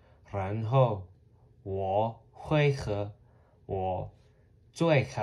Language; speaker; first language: Chinese; non-native, learner; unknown